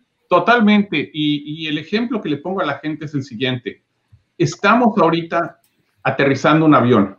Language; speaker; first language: Spanish; native; Spanish